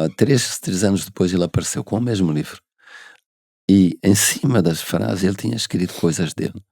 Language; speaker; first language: Portuguese; native; Portuguese